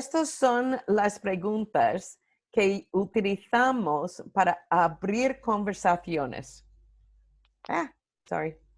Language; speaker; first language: Spanish; non-native, fluent; English